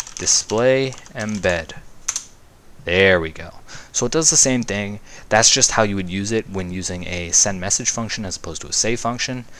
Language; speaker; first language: English; native; English